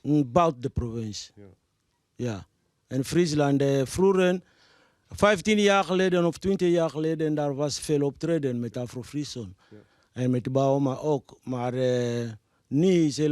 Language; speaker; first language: Dutch; non-native, fluent; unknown